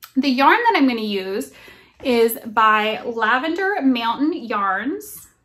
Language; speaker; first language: English; native; English